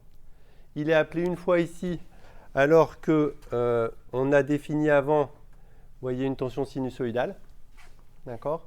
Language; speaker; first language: French; native; French